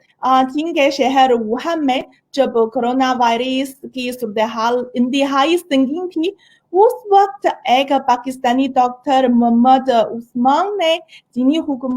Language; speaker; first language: Hindi; non-native, fluent; Chinese